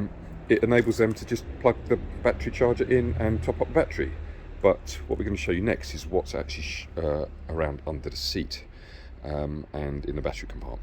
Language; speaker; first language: English; native; English